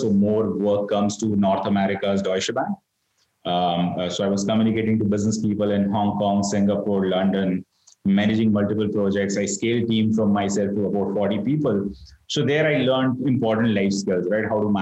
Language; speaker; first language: English; non-native, local second language; Gujarati